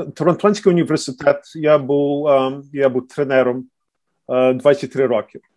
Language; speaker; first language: Ukrainian; early bilingual, other home language; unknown